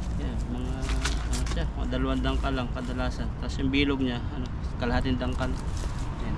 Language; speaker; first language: Filipino; native; Filipino